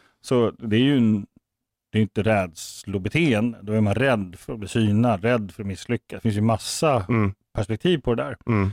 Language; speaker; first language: Swedish; native; Swedish